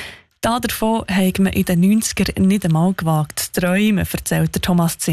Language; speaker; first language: German; native; German